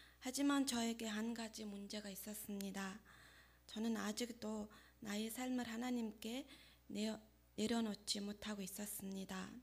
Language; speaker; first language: Korean; non-native, fluent; Mongolian